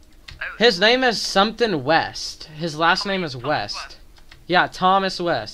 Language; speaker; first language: English; native; English